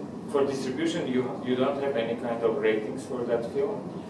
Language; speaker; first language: English; non-native, fluent; Armenian